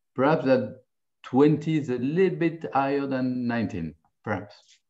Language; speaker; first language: English; non-native, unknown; French